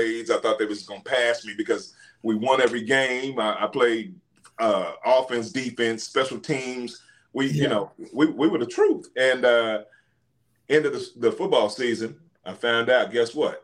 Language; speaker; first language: English; native; English